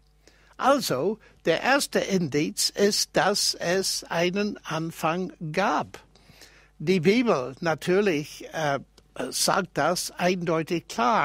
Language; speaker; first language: German; non-native, fluent; English